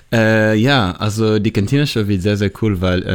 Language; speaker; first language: German; non-native, learner; Hebrew